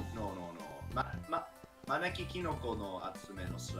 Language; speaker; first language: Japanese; non-native, learner; English